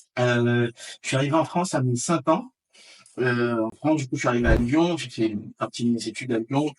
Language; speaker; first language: French; native; French